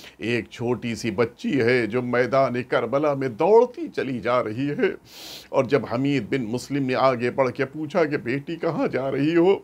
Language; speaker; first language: Urdu; native; Urdu